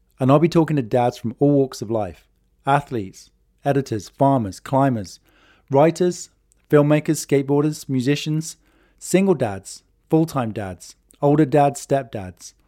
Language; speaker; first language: English; native; English